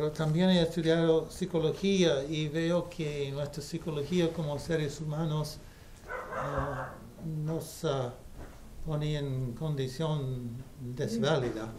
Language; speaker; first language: Spanish; non-native, fluent; English